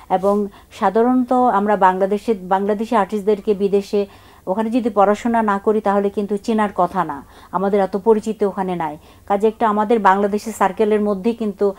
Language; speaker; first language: Bangla; non-native, local second language; Chakma